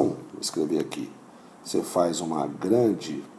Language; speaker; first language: Portuguese; native; Portuguese